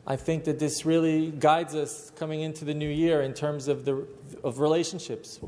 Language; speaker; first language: English; native; English